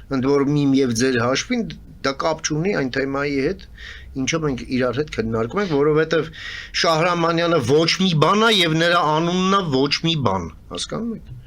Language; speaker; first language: Armenian; native; Armenian